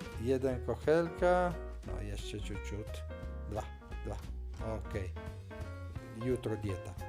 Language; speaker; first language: Polish; non-native, learner; Italian